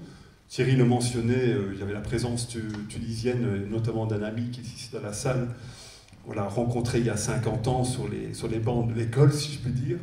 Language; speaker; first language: French; native; French